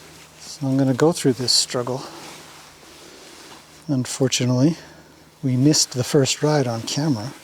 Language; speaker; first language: English; native; English